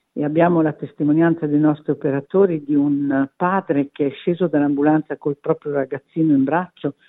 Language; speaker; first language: Italian; native; Italian